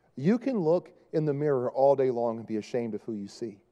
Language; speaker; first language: English; native; English